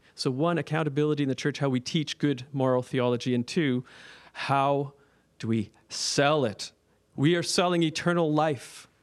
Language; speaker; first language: English; native; English